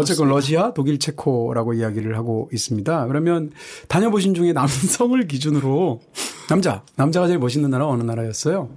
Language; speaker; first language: Korean; native; Korean